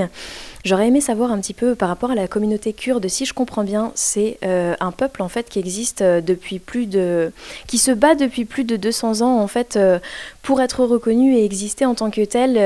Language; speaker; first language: French; native; French